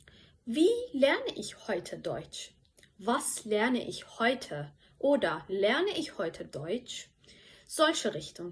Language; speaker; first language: German; non-native, fluent; Turkish